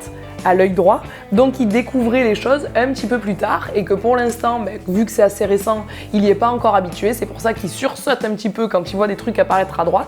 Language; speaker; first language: French; native; French